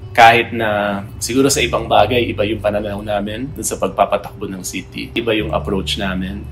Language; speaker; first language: Filipino; native; Filipino